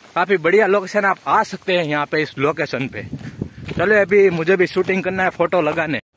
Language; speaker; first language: Hindi; non-native, local second language; Gujarati